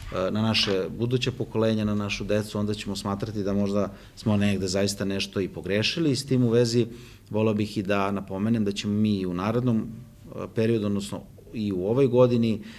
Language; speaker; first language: Bosnian; native; Bosnian